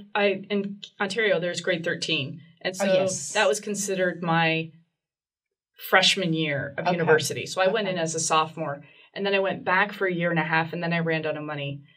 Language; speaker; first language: English; native; English